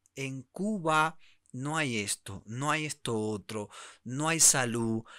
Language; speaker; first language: Spanish; native; Spanish